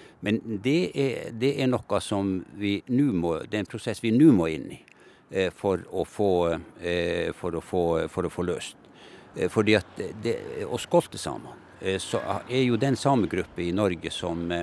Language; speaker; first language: Norwegian; native; Norwegian